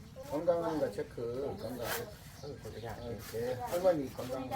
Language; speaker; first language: Korean; native; Korean